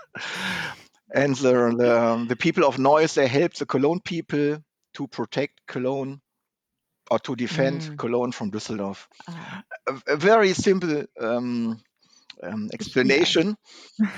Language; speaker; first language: English; non-native, fluent; German